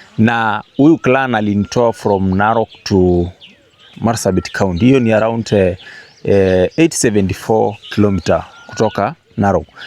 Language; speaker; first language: Swahili; native; Swahili